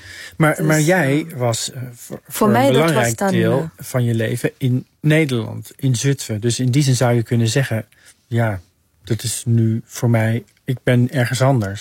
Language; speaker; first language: Dutch; native; Dutch